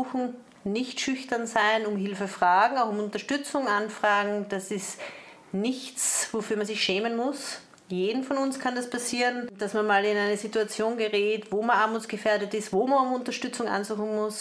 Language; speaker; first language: German; native; German